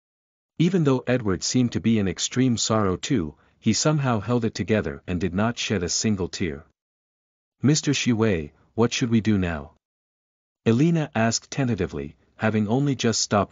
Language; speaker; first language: English; native; English